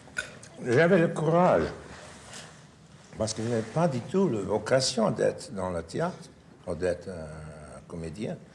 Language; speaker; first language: French; non-native, fluent; English